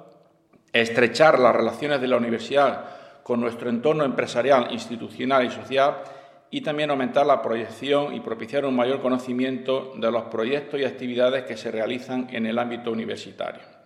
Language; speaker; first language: Spanish; native; Spanish